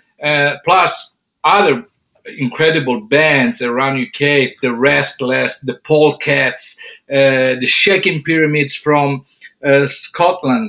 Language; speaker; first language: English; non-native, fluent; Italian